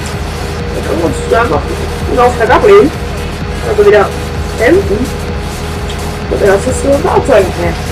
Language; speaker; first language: German; native; German